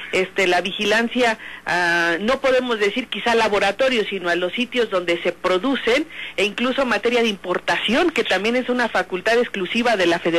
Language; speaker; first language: Spanish; native; Spanish